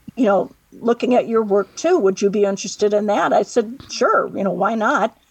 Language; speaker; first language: English; native; English